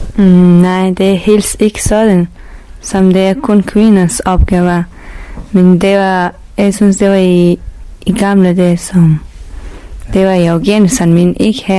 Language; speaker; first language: Danish; non-native, learner; Persian